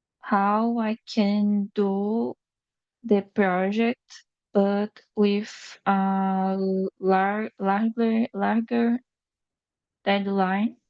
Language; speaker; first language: English; non-native, learner; Portuguese